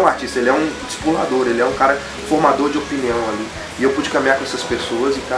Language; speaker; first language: Portuguese; native; Portuguese